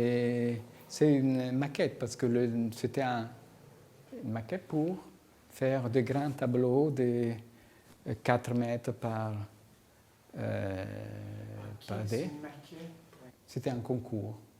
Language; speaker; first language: French; non-native, fluent; Italian